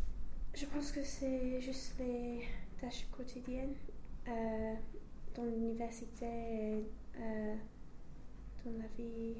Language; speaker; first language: French; non-native, learner; English